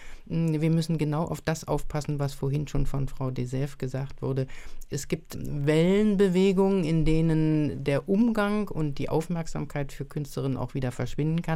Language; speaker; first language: German; native; German